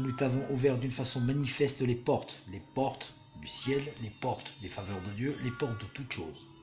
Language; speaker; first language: French; native; French